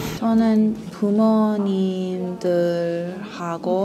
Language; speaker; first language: Korean; early bilingual, heritage; English